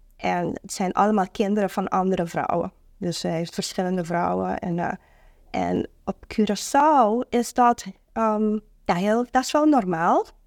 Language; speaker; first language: Dutch; non-native, local second language; Papiamento